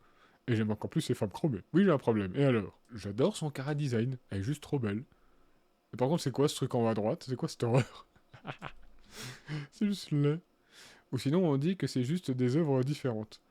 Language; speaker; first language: French; native; French